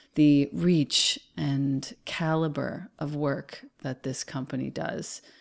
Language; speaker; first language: English; native; English